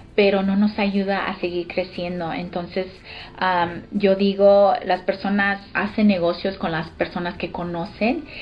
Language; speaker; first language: Spanish; early bilingual, heritage; Spanish